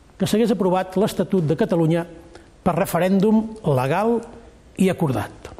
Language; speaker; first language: Catalan; native; Catalan